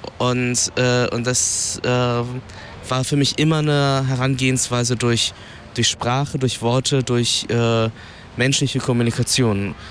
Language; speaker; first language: German; early bilingual, other home language; Vietnamese